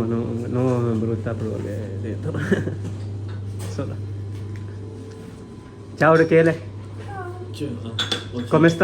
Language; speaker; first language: Italian; non-native, learner; Urdu